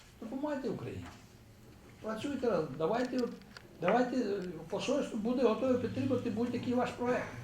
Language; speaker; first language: Ukrainian; native; Ukrainian